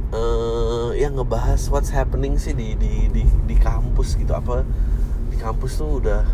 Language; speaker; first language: Indonesian; native; Indonesian